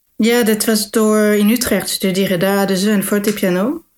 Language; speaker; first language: Dutch; non-native, fluent; French